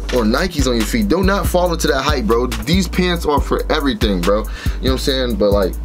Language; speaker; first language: English; native; English